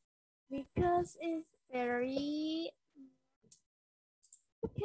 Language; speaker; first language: English; non-native, learner; Vietnamese